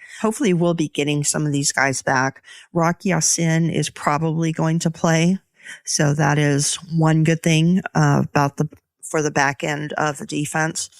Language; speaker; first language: English; native; English